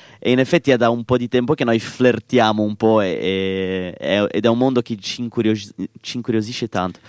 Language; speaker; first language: Italian; non-native, fluent; Portuguese